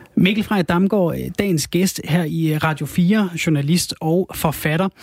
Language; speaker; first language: Danish; native; Danish